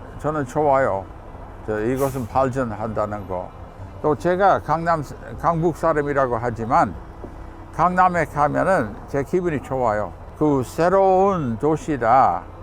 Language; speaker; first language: Korean; non-native, fluent; English